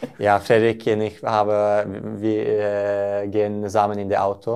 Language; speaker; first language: German; non-native, learner; Norwegian